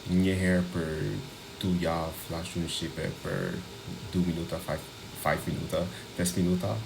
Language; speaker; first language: Albanian; non-native, learner; English